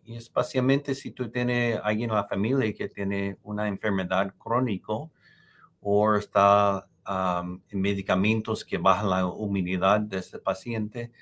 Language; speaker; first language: Spanish; non-native, fluent; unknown